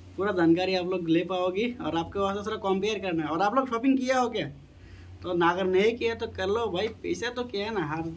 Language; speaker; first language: Hindi; non-native, local second language; Bangla